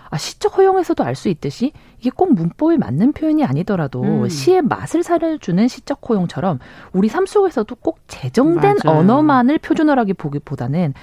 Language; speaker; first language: Korean; native; Korean